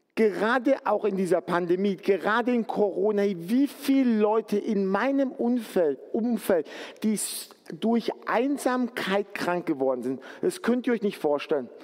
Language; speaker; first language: German; native; German